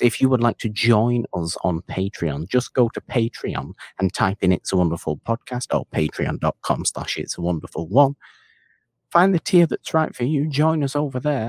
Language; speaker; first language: English; native; English